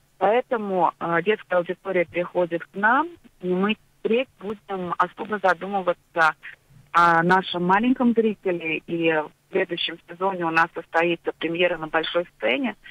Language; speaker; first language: Russian; native; Russian